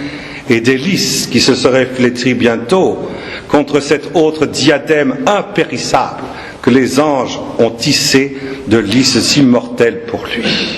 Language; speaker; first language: French; native; French